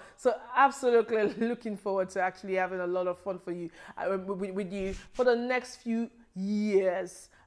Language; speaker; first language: English; non-native, local second language; Yoruba